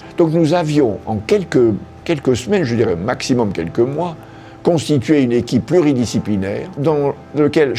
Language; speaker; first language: French; native; French